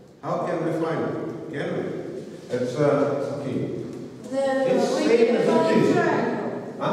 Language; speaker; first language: English; non-native, fluent; Russian